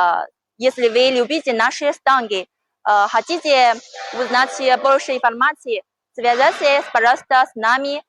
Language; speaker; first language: Russian; non-native, learner; Chinese